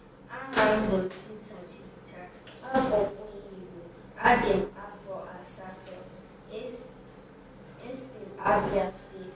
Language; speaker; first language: Igbo; early bilingual, heritage; Igbo